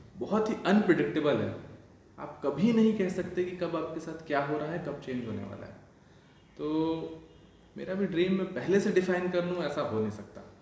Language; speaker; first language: Hindi; non-native, local second language; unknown